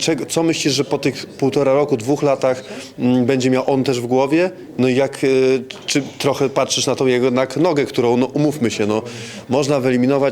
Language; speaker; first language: Polish; native; Polish